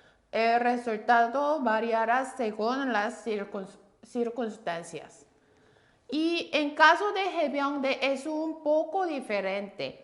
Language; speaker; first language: Spanish; non-native, fluent; Korean